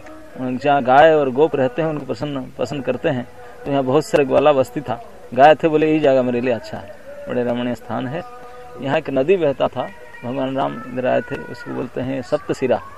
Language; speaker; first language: Hindi; non-native, local second language; Odia